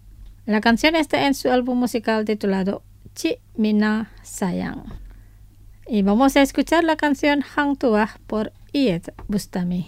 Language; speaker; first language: Spanish; non-native, fluent; Indonesian